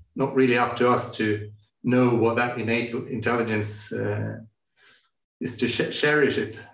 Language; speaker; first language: English; non-native, fluent; Swedish